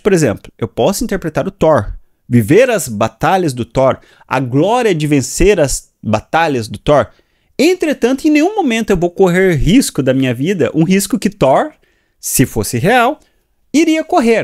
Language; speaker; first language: Portuguese; native; Portuguese